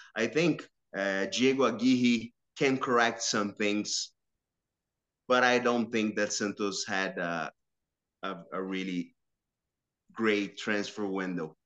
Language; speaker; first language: English; non-native, fluent; Portuguese